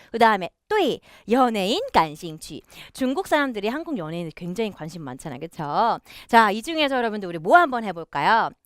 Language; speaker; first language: Korean; native; Korean